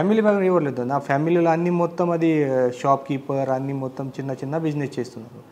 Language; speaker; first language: Telugu; non-native, learner; Marathi